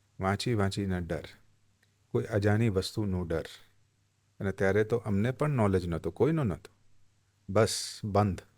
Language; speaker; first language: Gujarati; non-native, local second language; Hindi